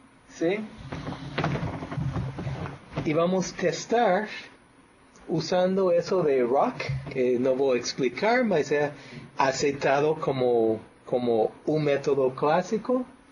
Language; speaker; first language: Spanish; non-native, fluent; English